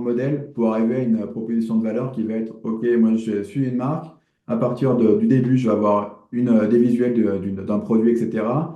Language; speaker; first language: French; native; French